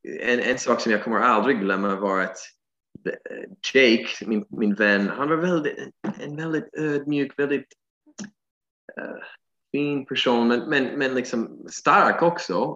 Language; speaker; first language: Swedish; non-native, fluent; English